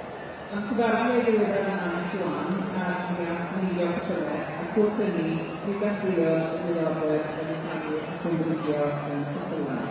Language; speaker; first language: Welsh; native; Welsh